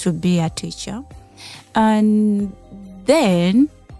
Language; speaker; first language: English; non-native, local second language; Ganda